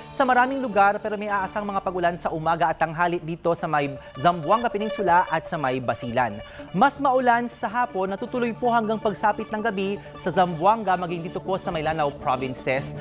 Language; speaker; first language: Filipino; non-native, local second language; Bikol